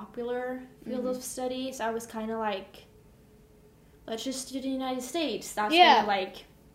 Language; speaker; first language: English; non-native, fluent; Norwegian